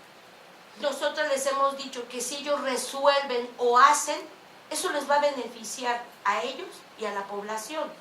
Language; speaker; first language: Spanish; native; Spanish